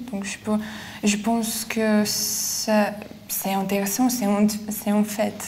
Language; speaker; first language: French; non-native, fluent; Lithuanian